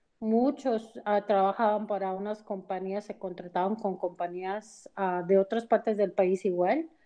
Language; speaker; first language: Spanish; early bilingual, heritage; Spanish